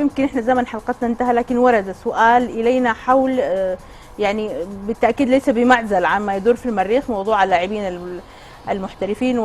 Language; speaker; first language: Arabic; native; Arabic